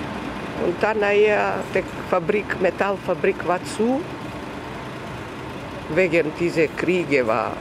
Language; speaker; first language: German; non-native, learner; Serbian